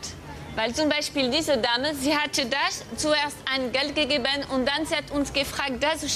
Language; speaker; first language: German; non-native, learner; French